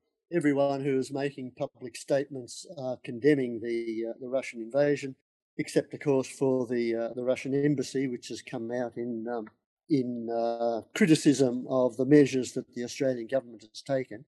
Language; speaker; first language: English; native; English